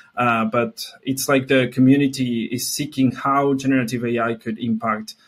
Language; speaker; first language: English; non-native, fluent; Spanish